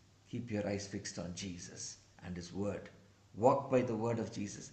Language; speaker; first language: English; non-native, local second language; Tamil